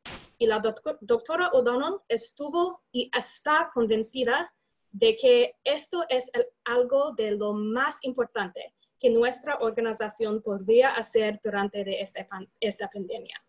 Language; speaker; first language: Spanish; non-native, fluent; English